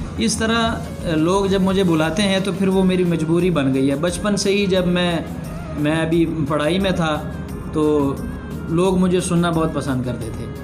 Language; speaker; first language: Urdu; non-native, local second language; Pashto